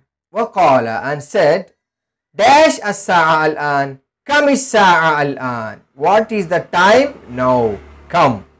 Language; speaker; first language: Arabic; non-native, fluent; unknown